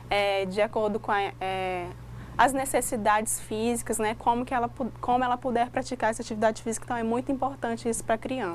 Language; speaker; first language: Portuguese; native; Portuguese